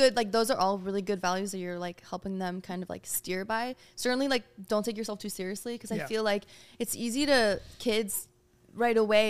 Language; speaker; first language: English; non-native, fluent; French